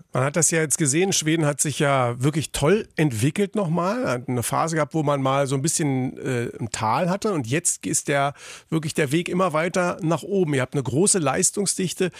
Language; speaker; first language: German; native; German